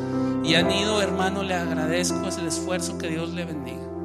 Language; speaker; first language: Spanish; native; Spanish